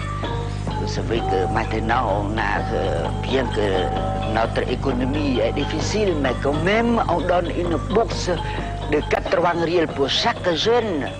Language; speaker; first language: French; non-native, local second language; Khmer